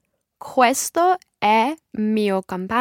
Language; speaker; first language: Italian; non-native, learner; English